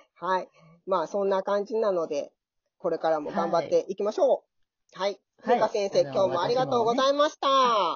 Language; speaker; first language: Japanese; native; Japanese